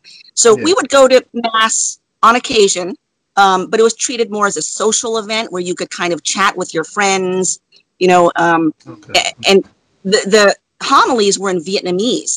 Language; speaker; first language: English; native; English